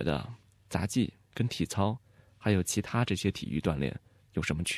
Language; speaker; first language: Chinese; native; Chinese